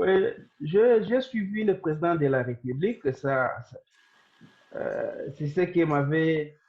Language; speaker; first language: French; non-native, local second language; Swahili